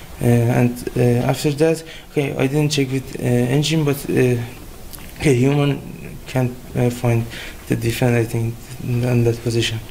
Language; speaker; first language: English; non-native, fluent; Persian